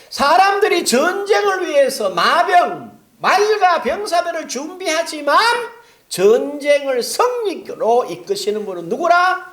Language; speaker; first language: Korean; native; Korean